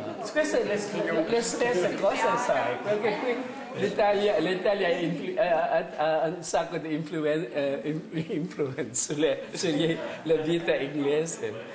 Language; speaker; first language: Italian; non-native, learner; English